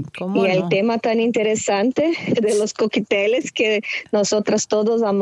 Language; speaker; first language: Spanish; non-native, fluent; Portuguese